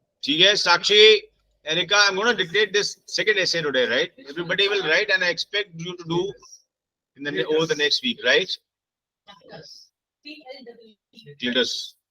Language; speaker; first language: English; non-native, local second language; Hindi